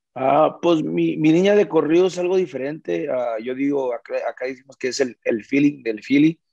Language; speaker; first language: Spanish; early bilingual, heritage; Spanish